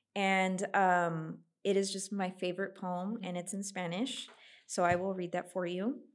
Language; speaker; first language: English; native; English